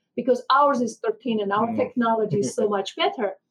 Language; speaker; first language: English; non-native, fluent; Armenian